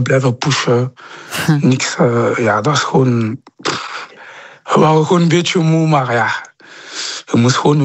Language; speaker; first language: Dutch; non-native, local second language; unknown